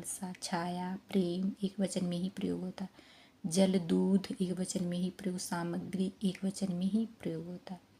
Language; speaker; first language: Hindi; native; Hindi